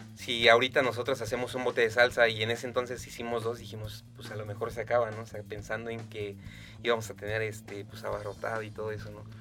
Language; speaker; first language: Spanish; native; Spanish